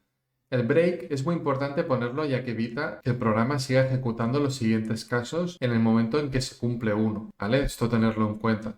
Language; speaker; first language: Spanish; native; Spanish